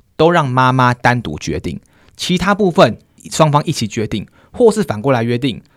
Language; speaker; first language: Chinese; native; Chinese